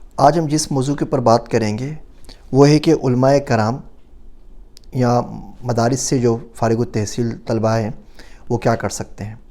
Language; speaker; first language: Urdu; native; Urdu